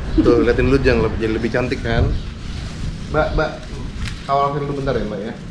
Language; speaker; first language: Indonesian; native; Indonesian